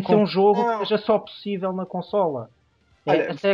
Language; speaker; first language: Portuguese; native; Portuguese